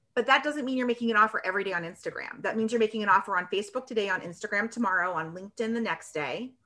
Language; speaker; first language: English; native; English